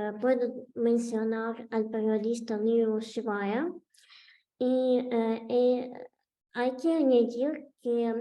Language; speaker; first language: Spanish; non-native, fluent; Ukrainian